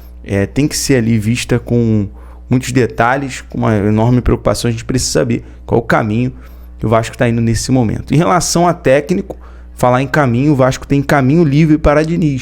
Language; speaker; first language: Portuguese; native; Portuguese